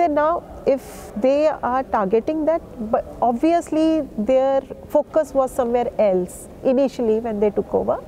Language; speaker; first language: English; non-native, local second language; Punjabi